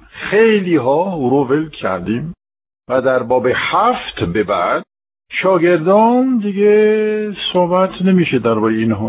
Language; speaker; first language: Persian; non-native, fluent; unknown